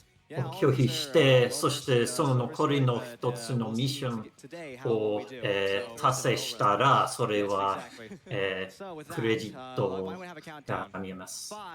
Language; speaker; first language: Japanese; non-native, learner; English